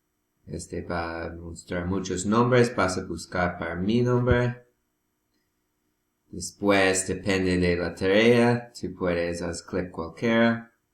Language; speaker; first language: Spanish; non-native, learner; English